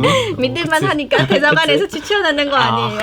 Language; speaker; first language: Korean; non-native, fluent; Khmer